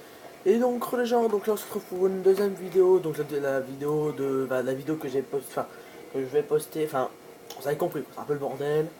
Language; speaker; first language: French; native; French